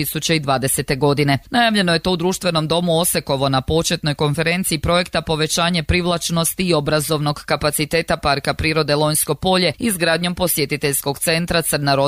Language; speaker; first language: Serbian; native; Serbian